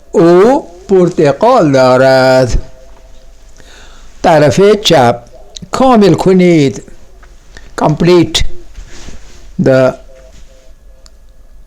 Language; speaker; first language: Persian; non-native, fluent; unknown